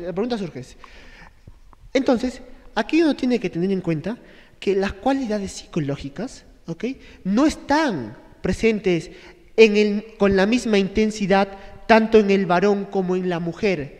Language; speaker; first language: Spanish; native; Spanish